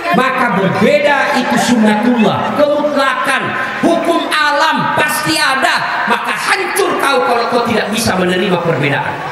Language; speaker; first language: Indonesian; non-native, local second language; Buginese